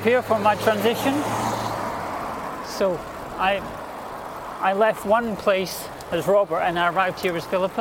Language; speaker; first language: English; native; English